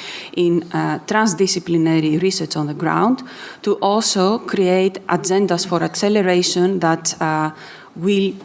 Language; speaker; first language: English; non-native, fluent; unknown